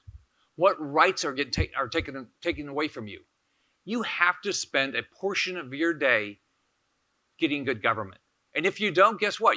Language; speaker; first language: English; native; English